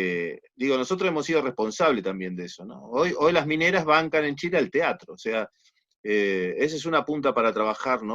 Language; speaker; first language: Spanish; native; Spanish